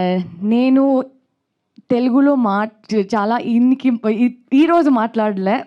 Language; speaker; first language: Telugu; non-native, local second language; Kannada